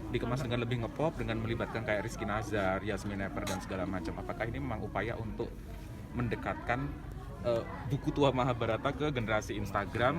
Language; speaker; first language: Indonesian; native; Indonesian